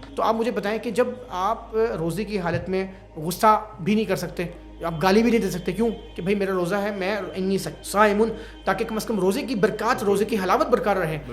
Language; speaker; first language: Urdu; non-native, local second language; Punjabi